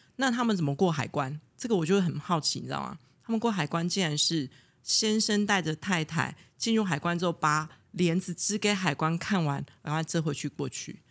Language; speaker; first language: Chinese; native; Chinese